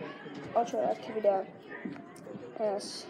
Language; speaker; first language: Spanish; non-native, learner; English